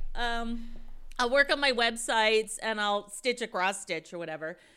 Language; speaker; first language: English; native; English